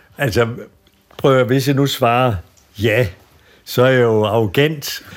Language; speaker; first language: Danish; native; Danish